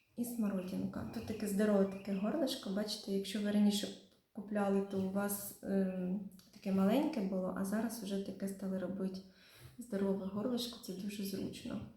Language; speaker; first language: Ukrainian; non-native, local second language; Russian